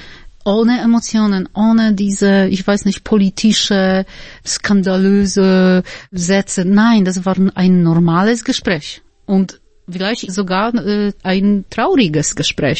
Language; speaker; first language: German; non-native, fluent; Polish